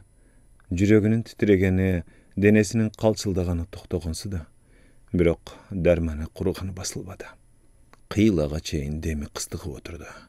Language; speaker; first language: Kyrgyz; native; Kyrgyz